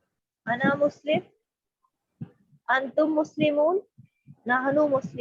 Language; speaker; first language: Arabic; non-native, learner; Urdu